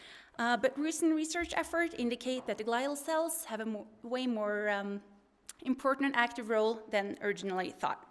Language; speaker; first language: English; non-native, fluent; Norwegian